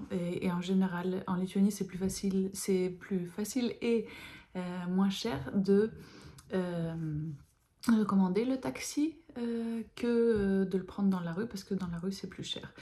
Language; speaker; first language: French; non-native, fluent; Lithuanian